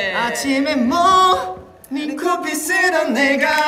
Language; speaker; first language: Korean; non-native, fluent; Vietnamese